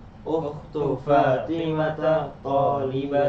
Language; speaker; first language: Arabic; non-native, learner; Indonesian